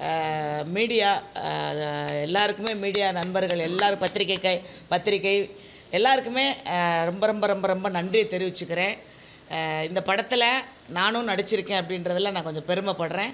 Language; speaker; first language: Tamil; native; Tamil